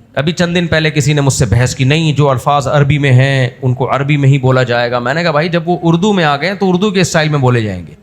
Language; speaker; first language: Urdu; native; Urdu